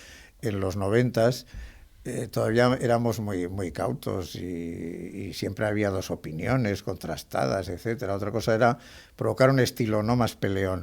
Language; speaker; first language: Spanish; native; Spanish